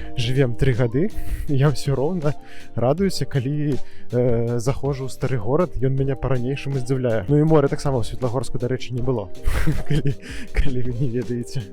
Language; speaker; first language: Belarusian; non-native, local second language; Russian